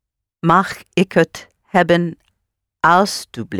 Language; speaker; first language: Dutch; non-native, learner; English